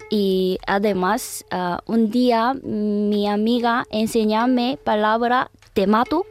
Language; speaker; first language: Spanish; non-native, learner; Korean